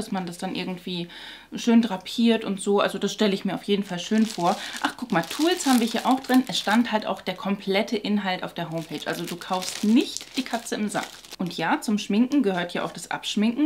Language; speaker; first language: German; native; German